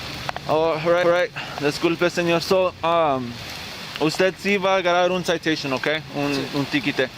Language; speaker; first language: Spanish; early bilingual, heritage; English